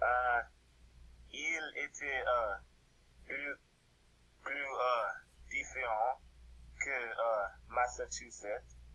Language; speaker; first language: French; non-native, learner; English